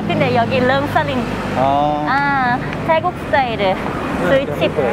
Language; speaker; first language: Korean; non-native, fluent; Thai